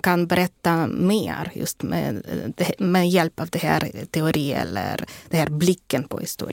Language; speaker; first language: Swedish; non-native, fluent; Ukrainian